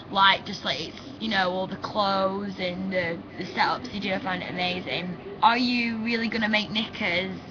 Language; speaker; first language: English; native; English